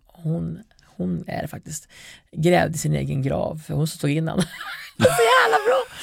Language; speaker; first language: Swedish; native; Swedish